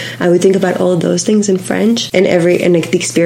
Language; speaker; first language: English; non-native, fluent; Hebrew